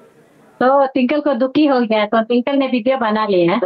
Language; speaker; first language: Hindi; non-native, local second language; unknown